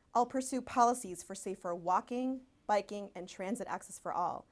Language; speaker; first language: English; early bilingual, other home language; Spanish